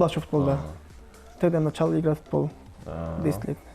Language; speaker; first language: Russian; non-native, learner; Turkish